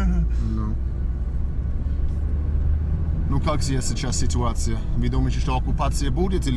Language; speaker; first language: Russian; non-native, learner; English